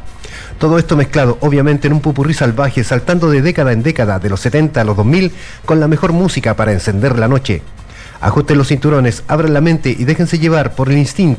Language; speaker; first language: Spanish; native; Spanish